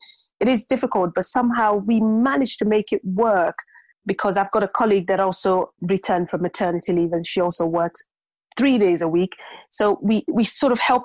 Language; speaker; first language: English; non-native, local second language; Yoruba